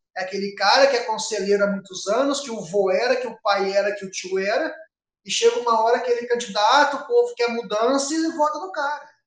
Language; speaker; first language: Portuguese; native; Portuguese